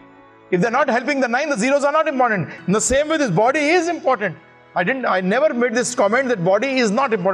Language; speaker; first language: English; non-native, local second language; Hindi